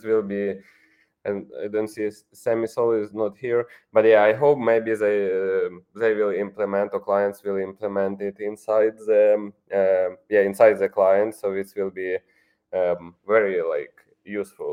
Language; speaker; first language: English; non-native, fluent; Ukrainian